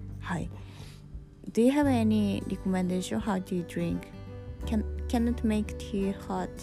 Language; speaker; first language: English; non-native, learner; Japanese